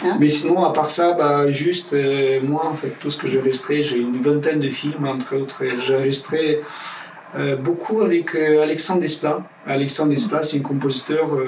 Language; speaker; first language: French; non-native, fluent; Romanian